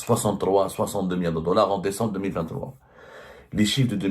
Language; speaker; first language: French; non-native, local second language; Arabic